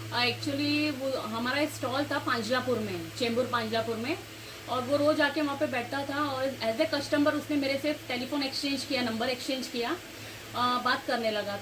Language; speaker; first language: Hindi; non-native, local second language; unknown